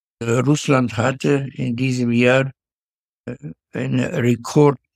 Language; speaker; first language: German; non-native, fluent; Russian